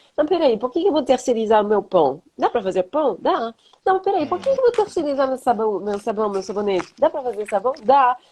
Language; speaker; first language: Portuguese; non-native, fluent; French